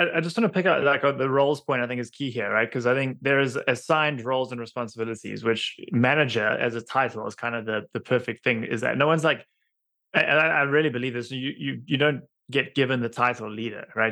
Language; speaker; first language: English; native; English